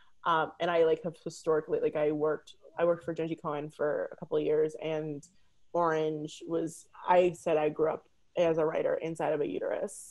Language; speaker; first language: English; native; English